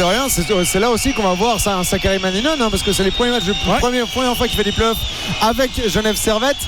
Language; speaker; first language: French; native; French